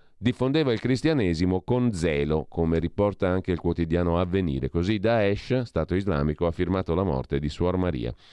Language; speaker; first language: Italian; native; Italian